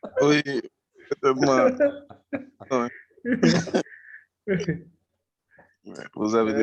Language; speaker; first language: French; non-native, local second language; Haitian Creole